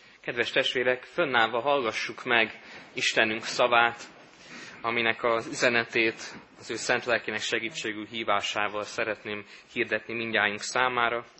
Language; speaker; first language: Hungarian; native; Hungarian